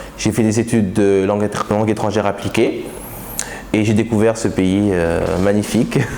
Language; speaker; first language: French; native; French